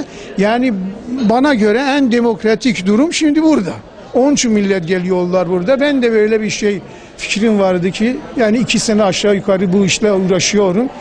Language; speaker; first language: Turkish; non-native, fluent; Persian